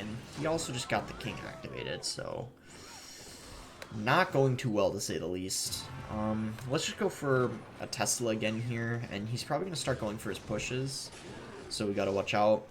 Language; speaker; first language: English; native; English